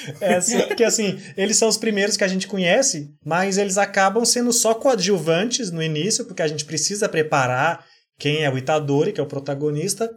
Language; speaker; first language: Portuguese; native; Portuguese